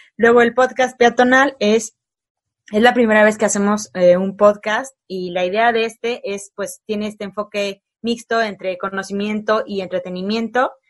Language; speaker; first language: Spanish; native; Spanish